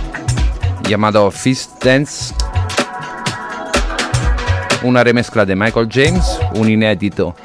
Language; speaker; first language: Spanish; non-native, fluent; Italian